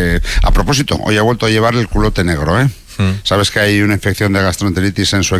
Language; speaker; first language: Spanish; native; Spanish